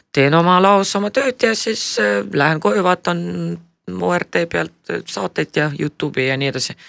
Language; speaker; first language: Estonian; non-native, fluent; Russian